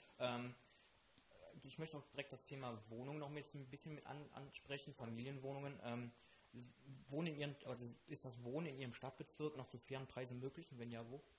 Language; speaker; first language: German; native; German